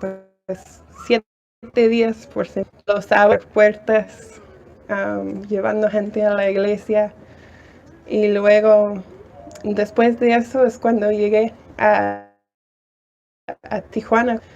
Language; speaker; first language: Spanish; non-native, fluent; English